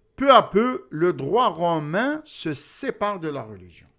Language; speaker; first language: French; non-native, local second language; Arabic